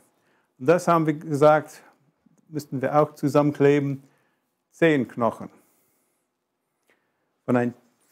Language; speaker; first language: German; non-native, fluent; English